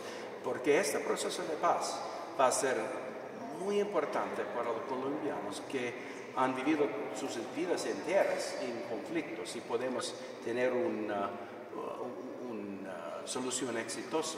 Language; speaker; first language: Spanish; non-native, fluent; English